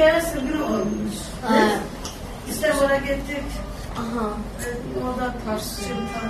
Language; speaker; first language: Turkish; non-native, local second language; Kurdish